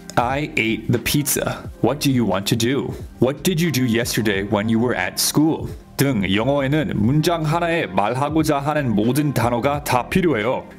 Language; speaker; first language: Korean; non-native, fluent; English